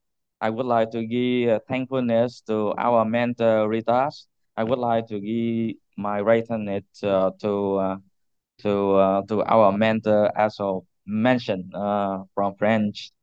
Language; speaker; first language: English; non-native, learner; Vietnamese